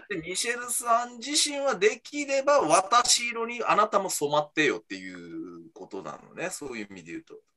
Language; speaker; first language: Japanese; native; Japanese